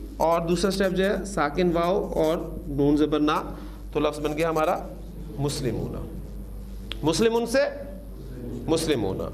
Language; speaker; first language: Urdu; native; Urdu